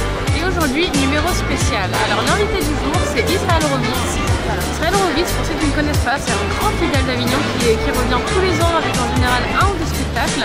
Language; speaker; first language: French; native; French